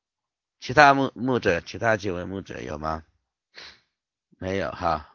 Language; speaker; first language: Chinese; native; Chinese